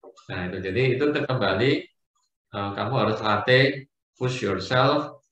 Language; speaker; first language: Indonesian; native; Indonesian